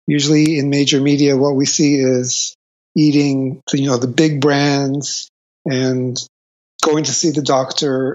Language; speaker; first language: English; native; English